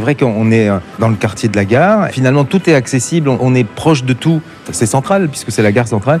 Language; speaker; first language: French; native; French